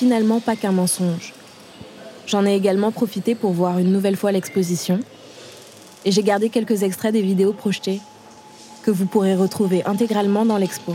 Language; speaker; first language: French; native; French